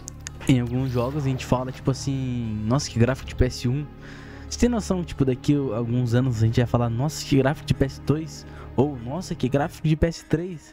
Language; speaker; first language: Portuguese; native; Portuguese